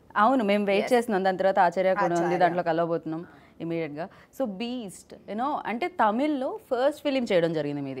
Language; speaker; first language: Telugu; native; Telugu